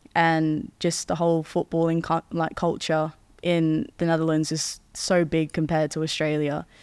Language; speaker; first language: English; native; English